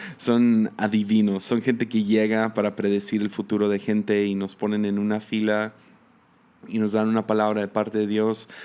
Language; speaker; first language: Spanish; non-native, local second language; English